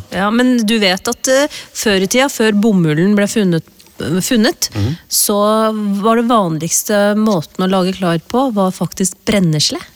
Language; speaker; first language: Norwegian; early bilingual, other home language; Urdu